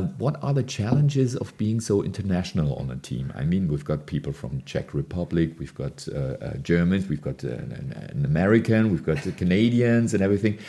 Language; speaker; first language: English; non-native, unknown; German